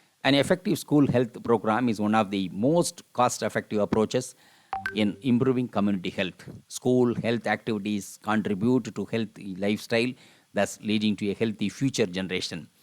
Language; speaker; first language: English; non-native, local second language; Tamil